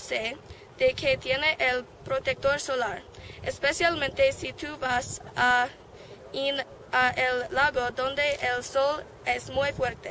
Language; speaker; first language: Spanish; non-native, learner; English